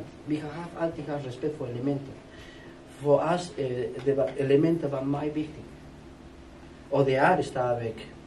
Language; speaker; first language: Danish; non-native, fluent; Spanish